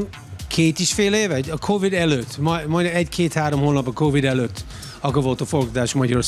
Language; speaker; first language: Hungarian; early bilingual, heritage; English